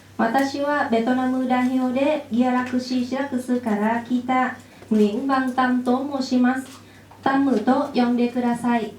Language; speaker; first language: Japanese; non-native, fluent; Vietnamese